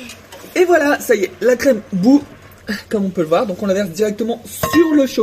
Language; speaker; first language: French; native; French